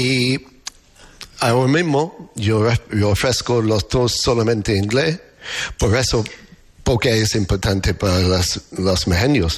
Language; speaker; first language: Spanish; non-native, fluent; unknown